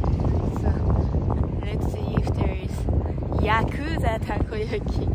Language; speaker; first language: English; non-native, learner; Japanese